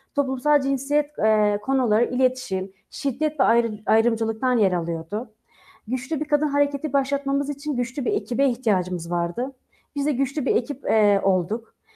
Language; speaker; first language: Turkish; non-native, local second language; Kurdish